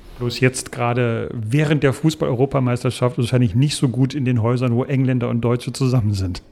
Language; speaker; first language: German; native; German